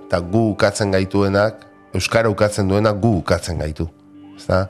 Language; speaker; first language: Basque; non-native, local second language; Spanish